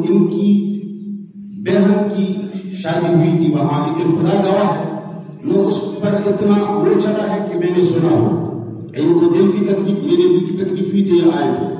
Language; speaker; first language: Urdu; non-native, local second language; Pashto